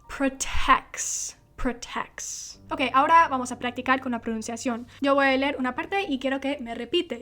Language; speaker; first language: Spanish; non-native, fluent; English